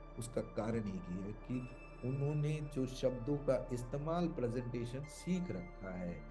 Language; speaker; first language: Hindi; non-native, local second language; Malayalam